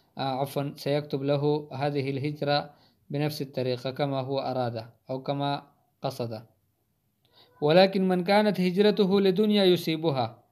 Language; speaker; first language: Arabic; non-native, fluent; Hindi